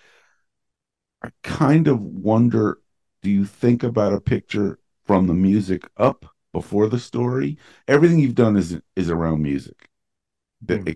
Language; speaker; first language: English; native; English